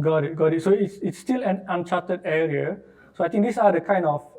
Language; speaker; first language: English; non-native, local second language; Malay